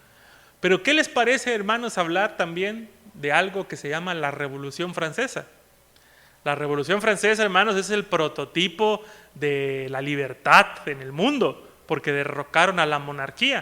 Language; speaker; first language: Spanish; native; Spanish